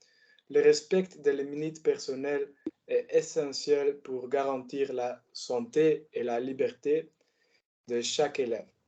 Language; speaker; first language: French; non-native, learner; Dutch